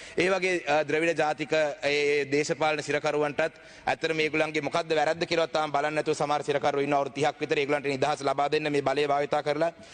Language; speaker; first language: Sinhala; non-native, local second language; Tamil